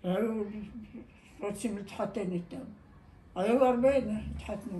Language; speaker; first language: Hebrew; non-native, learner; Aramaic